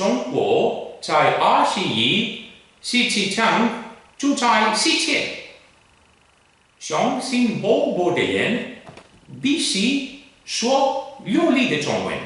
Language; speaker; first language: Chinese; non-native, learner; Greek